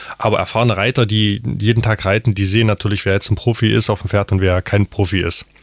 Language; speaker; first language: German; non-native, local second language; Upper Sorbian